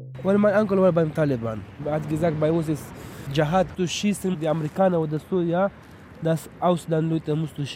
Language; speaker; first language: German; non-native, learner; Pashto